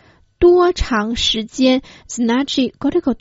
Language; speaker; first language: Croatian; non-native, fluent; Chinese